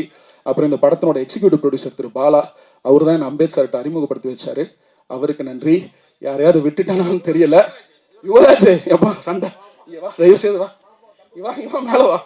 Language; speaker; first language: Tamil; native; Tamil